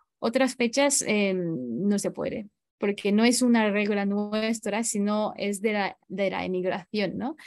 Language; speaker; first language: Spanish; non-native, fluent; Japanese